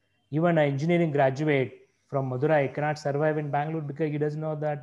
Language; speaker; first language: English; non-native, local second language; Tamil